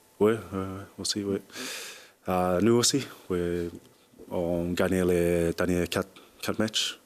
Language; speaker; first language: French; non-native, learner; English